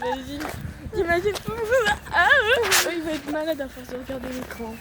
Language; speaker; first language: French; native; French